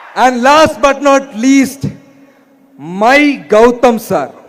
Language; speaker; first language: Telugu; non-native, learner; Malayalam